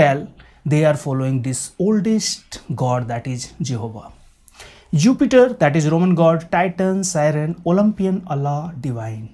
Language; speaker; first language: English; non-native, local second language; Hindi